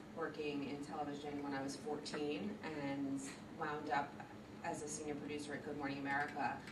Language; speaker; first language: English; native; English